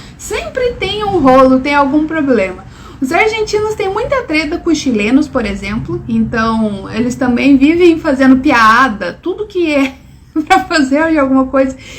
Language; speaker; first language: Portuguese; native; Portuguese